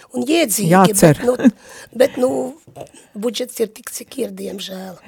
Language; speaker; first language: Latvian; native; Latvian